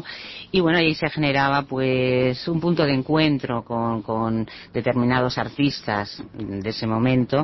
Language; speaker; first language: Spanish; early bilingual, heritage; Spanish